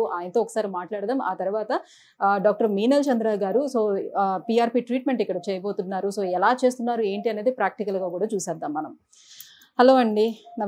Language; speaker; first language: Telugu; native; Telugu